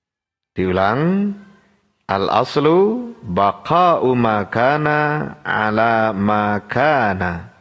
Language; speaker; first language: Arabic; non-native, fluent; Indonesian